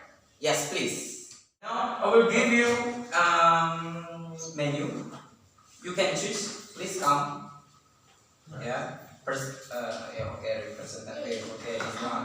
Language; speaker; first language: English; non-native, learner; Indonesian